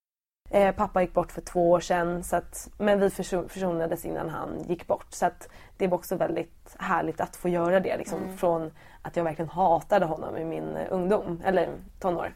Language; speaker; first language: Swedish; native; Swedish